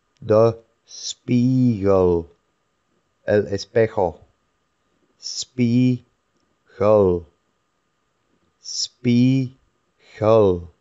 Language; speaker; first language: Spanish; non-native, fluent; Dutch